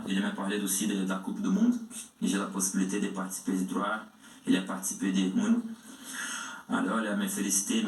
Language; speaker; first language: French; non-native, learner; Portuguese